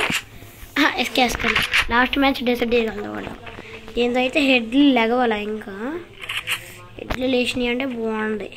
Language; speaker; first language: Telugu; native; Telugu